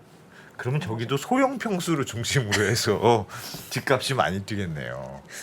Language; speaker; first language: Korean; native; Korean